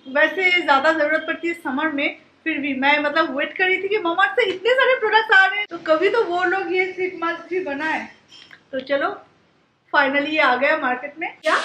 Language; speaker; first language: Hindi; non-native, local second language; Bangla